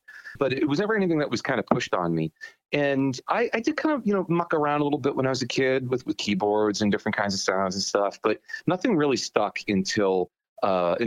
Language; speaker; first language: English; native; English